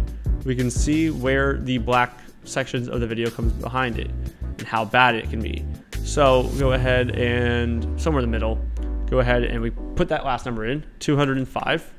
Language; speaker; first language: English; native; English